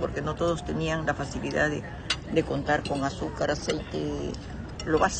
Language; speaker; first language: Spanish; native; Spanish